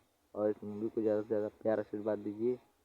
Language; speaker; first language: Hindi; non-native, local second language; Bhojpuri